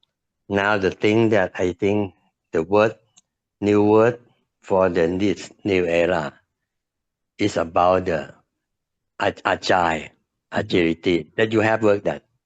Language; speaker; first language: English; non-native, learner; Thai